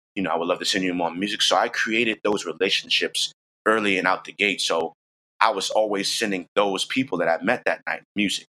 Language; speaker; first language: English; native; English